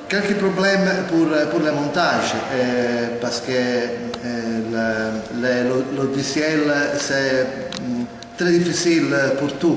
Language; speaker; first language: French; non-native, learner; Italian